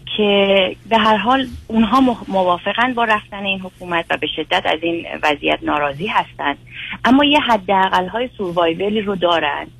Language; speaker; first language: Persian; native; Persian